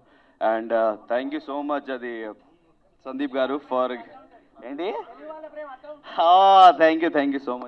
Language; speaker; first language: Telugu; non-native, local second language; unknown